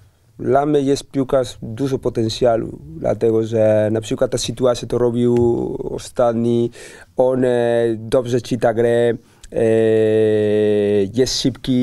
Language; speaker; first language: Polish; non-native, learner; Spanish